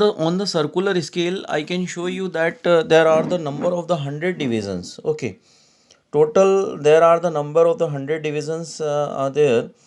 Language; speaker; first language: English; non-native, local second language; Hindi